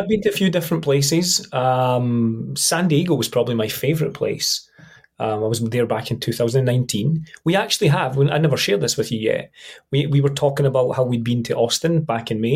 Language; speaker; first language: English; native; English